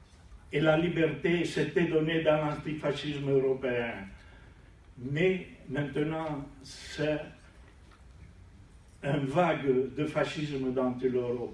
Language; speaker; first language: French; non-native, fluent; Italian